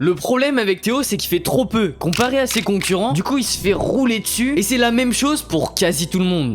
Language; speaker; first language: French; native; French